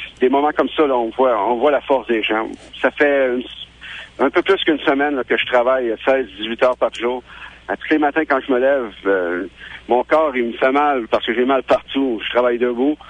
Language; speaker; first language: French; native; French